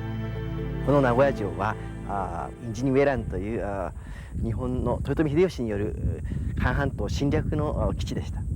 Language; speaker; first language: Japanese; non-native, fluent; Korean